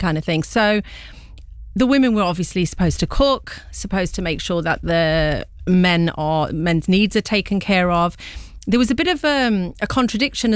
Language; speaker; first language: English; early bilingual, other home language; Punjabi